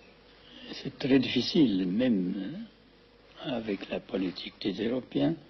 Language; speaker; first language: French; non-native, fluent; Amharic